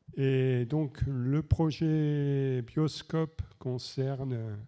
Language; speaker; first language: French; native; French